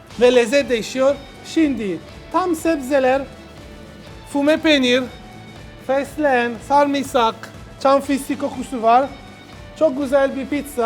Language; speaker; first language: Turkish; non-native, learner; Italian